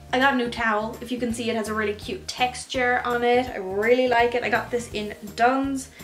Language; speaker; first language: English; native; English